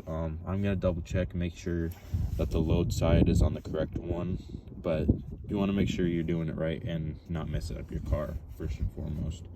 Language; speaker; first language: English; native; English